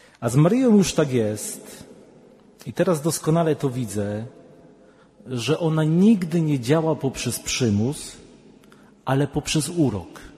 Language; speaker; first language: Polish; native; Polish